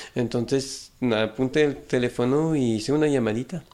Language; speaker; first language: Spanish; non-native, fluent; French